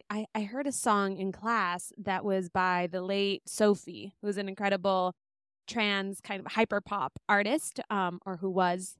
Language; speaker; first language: English; native; English